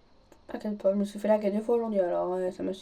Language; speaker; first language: French; native; French